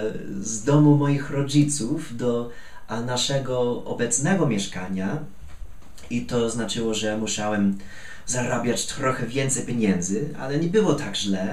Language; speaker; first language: Polish; non-native, fluent; English